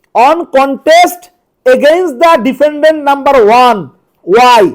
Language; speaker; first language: English; non-native, local second language; Bangla